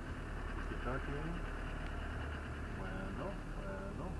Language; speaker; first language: Spanish; non-native, learner; English